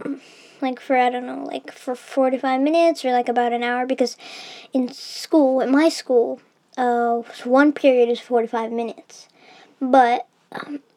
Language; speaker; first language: English; early bilingual, heritage; English